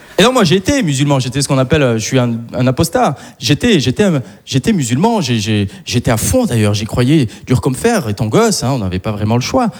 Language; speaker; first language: French; early bilingual, other home language; Arabic